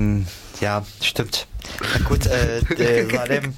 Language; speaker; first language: German; non-native, fluent; Arabic